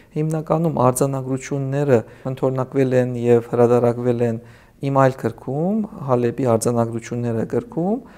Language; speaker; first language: Armenian; native; Armenian